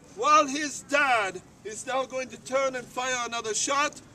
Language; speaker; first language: English; native; English